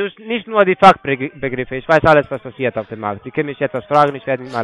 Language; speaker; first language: German; non-native, fluent; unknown